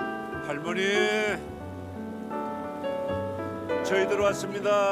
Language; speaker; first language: Korean; native; Korean